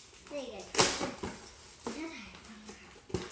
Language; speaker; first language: Chinese; early bilingual, heritage; Chinese